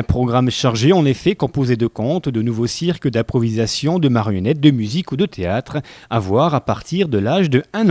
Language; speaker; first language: French; native; French